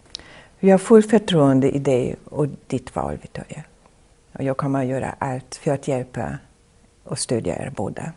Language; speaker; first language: Swedish; non-native, fluent; German